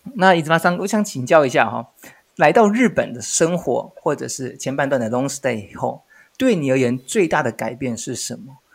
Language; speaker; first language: Chinese; native; Chinese